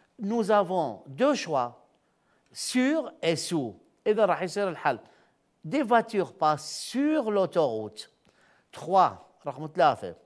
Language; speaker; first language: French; non-native, fluent; Arabic